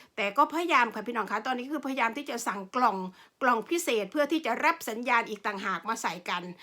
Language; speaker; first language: Thai; non-native, local second language; Northeastern Thai